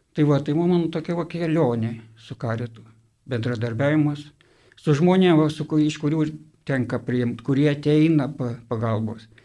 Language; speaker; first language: Lithuanian; native; Lithuanian